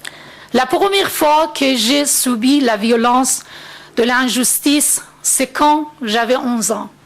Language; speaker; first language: French; non-native, fluent; Persian